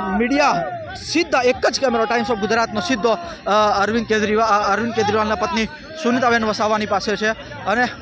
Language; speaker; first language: Gujarati; native; Gujarati